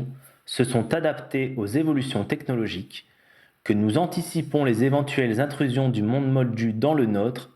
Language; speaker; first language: French; native; French